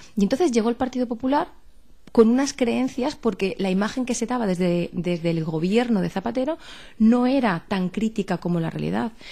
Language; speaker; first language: Spanish; native; Spanish